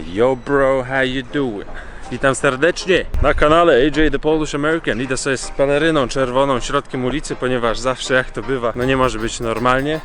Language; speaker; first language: Polish; early bilingual, heritage; Polish